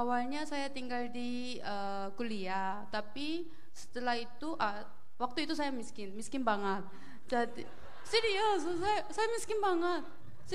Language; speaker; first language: Indonesian; non-native, learner; Korean